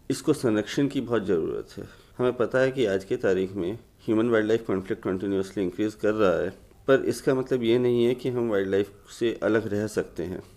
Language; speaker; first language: Hindi; native; Hindi